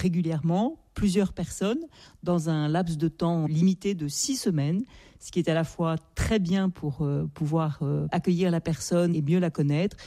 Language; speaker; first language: French; native; French